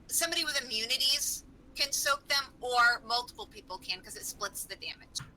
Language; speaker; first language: English; native; English